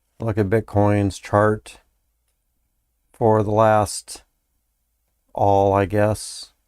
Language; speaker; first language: English; native; English